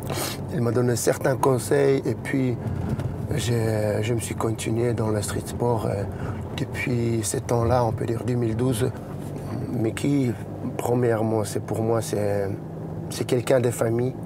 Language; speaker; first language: French; non-native, learner; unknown